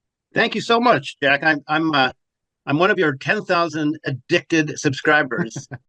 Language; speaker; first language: English; native; English